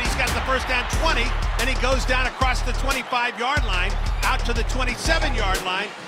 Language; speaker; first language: English; native; English